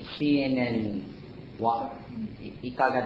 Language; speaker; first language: Japanese; non-native, learner; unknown